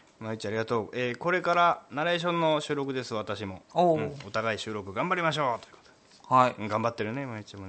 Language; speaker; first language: Japanese; native; Japanese